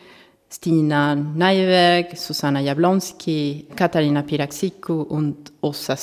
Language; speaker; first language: German; non-native, fluent; Spanish